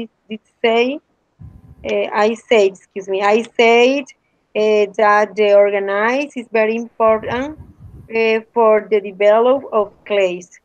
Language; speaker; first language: English; non-native, learner; Spanish